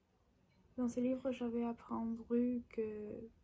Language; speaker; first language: French; non-native, learner; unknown